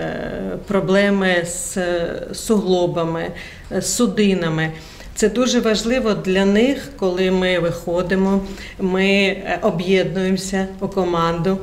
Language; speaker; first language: Ukrainian; non-native, local second language; Russian